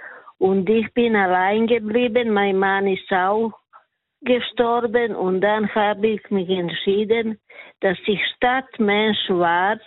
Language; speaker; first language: German; non-native, learner; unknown